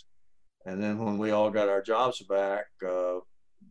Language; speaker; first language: English; native; English